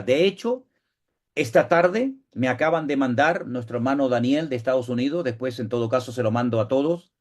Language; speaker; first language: Spanish; native; Spanish